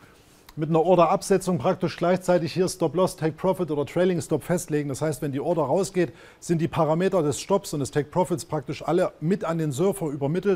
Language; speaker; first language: German; native; German